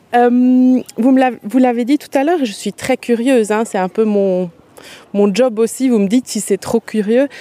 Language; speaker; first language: French; non-native, local second language; Swiss German